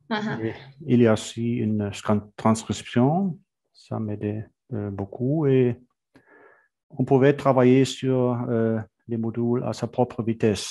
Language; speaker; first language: French; non-native, fluent; German